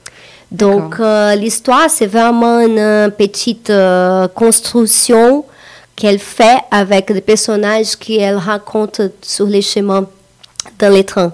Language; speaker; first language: French; non-native, fluent; Portuguese